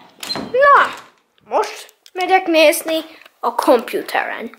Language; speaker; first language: Hungarian; early bilingual, heritage; English